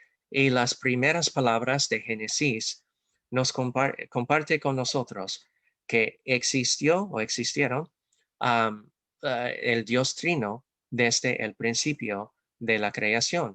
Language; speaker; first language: Spanish; non-native, fluent; English